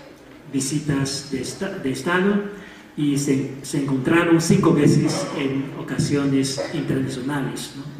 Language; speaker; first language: Spanish; non-native, fluent; Chinese